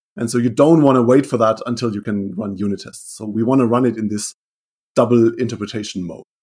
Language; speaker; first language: English; non-native, fluent; German